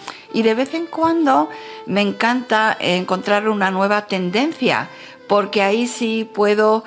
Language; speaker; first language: Spanish; non-native, fluent; French